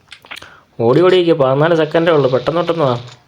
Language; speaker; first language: Malayalam; native; Malayalam